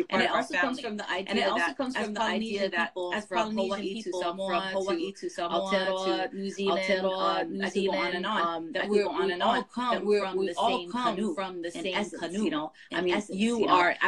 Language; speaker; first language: English; native; English